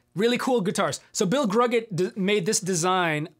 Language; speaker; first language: English; native; English